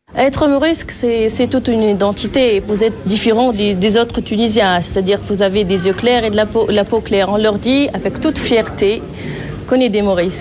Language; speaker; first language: French; non-native, local second language; Arabic